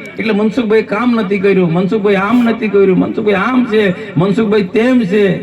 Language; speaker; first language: Gujarati; native; Gujarati